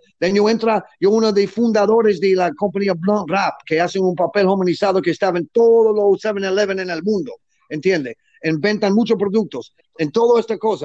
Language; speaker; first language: Spanish; non-native, learner; English